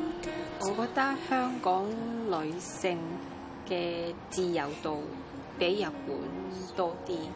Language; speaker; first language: Cantonese; non-native, fluent; Japanese